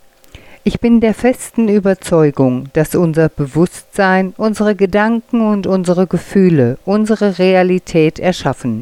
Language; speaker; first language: German; native; German